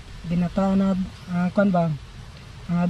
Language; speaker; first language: Filipino; non-native, local second language; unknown